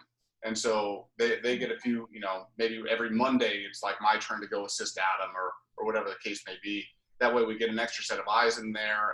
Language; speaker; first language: English; native; English